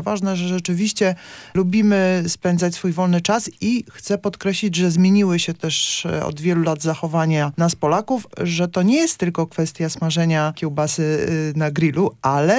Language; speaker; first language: Polish; native; Polish